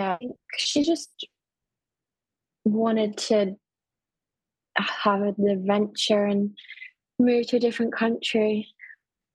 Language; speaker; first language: English; native; English